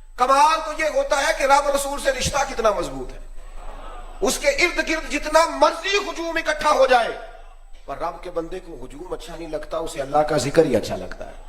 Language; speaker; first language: Urdu; non-native, local second language; Punjabi